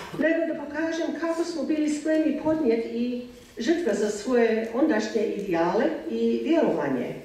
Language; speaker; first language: Croatian; non-native, fluent; English